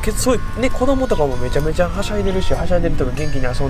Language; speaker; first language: Japanese; native; Japanese